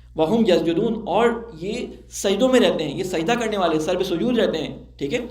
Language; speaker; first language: Urdu; native; Urdu